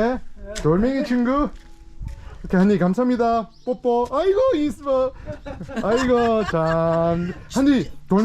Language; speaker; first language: Korean; early bilingual, heritage; English